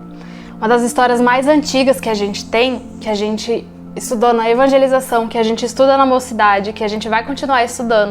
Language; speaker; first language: Portuguese; native; Portuguese